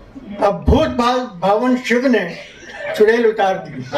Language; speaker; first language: Hindi; native; Hindi